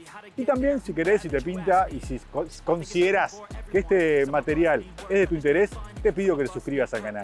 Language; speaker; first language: Spanish; native; Spanish